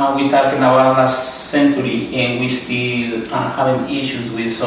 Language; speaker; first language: English; non-native, fluent; Spanish